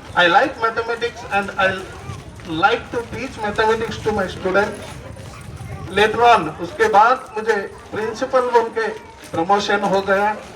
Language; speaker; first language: Hindi; non-native, local second language; Kannada